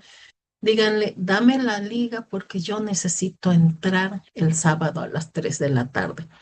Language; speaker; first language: Spanish; native; Spanish